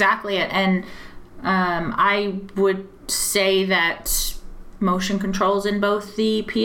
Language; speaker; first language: English; native; English